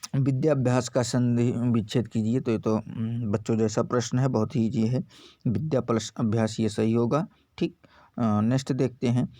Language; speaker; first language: Hindi; native; Hindi